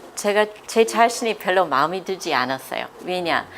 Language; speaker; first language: Korean; non-native, fluent; English